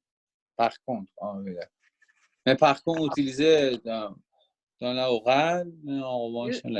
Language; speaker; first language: French; non-native, learner; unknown